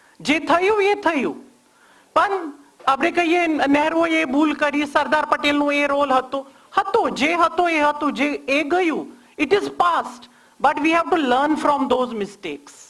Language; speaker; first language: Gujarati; non-native, local second language; Kashmiri